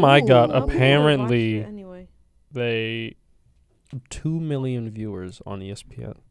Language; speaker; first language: English; native; English